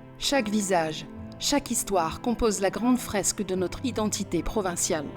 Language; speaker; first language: French; native; French